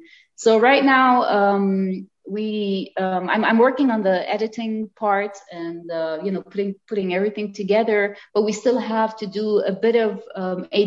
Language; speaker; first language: English; non-native, fluent; Arabic